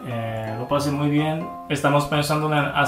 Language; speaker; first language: Spanish; non-native, fluent; Japanese